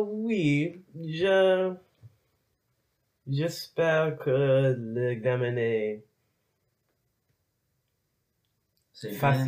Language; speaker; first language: French; non-native, learner; English